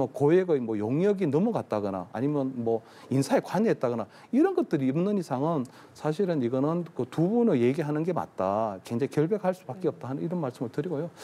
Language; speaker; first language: Korean; native; Korean